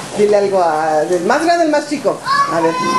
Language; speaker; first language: Spanish; early bilingual, heritage; Spanish